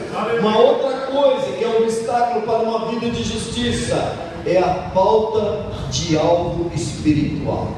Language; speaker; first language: Portuguese; native; Portuguese